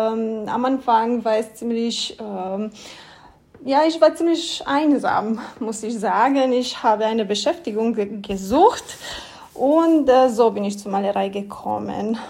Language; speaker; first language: German; non-native, fluent; Romanian